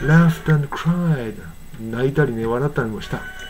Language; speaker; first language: Japanese; native; Japanese